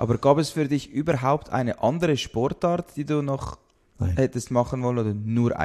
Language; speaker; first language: German; native; German